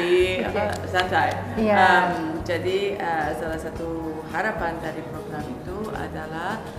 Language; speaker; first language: Indonesian; non-native, fluent; English